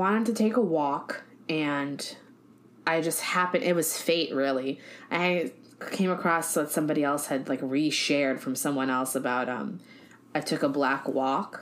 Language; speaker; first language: English; native; English